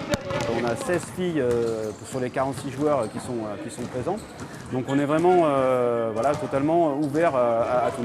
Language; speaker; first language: French; native; French